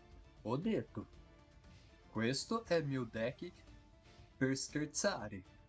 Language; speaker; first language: Italian; non-native, learner; Portuguese